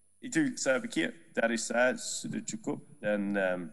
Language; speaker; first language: Indonesian; non-native, learner; Dutch